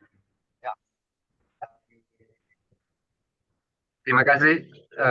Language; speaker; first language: Indonesian; non-native, fluent; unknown